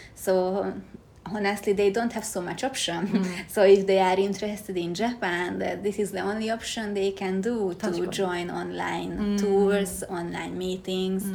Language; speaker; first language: English; non-native, fluent; Hungarian